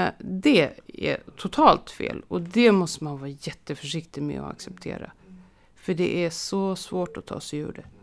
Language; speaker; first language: Swedish; native; Swedish